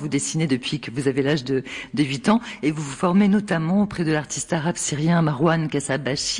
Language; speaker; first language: French; native; French